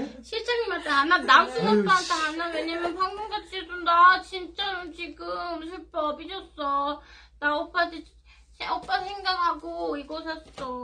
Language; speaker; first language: Korean; non-native, learner; Swedish